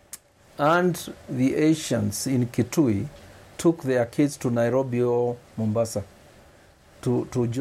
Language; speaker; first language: English; non-native, local second language; Kamba